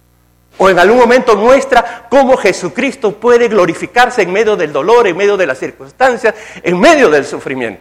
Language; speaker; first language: Spanish; native; Spanish